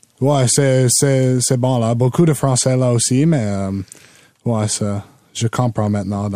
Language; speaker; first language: French; non-native, local second language; English